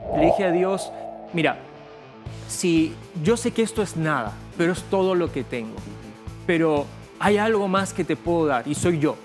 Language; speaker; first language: Spanish; early bilingual, other home language; Bulgarian